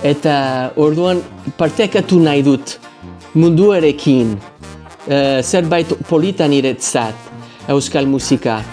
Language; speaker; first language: Basque; non-native, learner; English